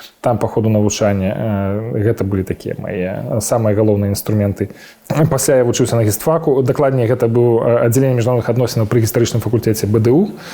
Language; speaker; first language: Belarusian; native; Belarusian